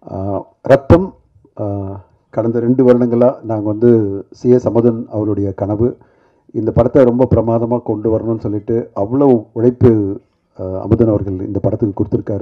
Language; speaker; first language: Tamil; native; Tamil